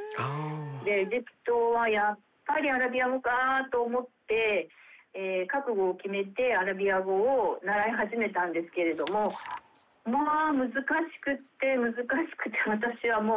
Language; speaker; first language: Japanese; native; Japanese